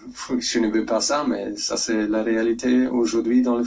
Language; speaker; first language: French; non-native, fluent; German